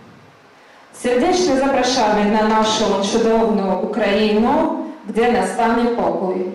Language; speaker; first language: Polish; non-native, learner; Ukrainian